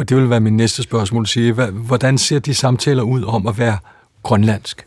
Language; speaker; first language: Danish; native; Danish